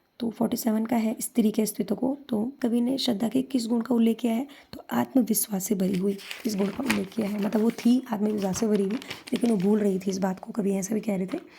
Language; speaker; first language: Hindi; native; Hindi